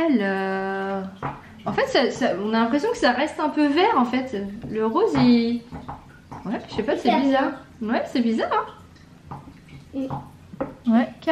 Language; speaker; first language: French; native; French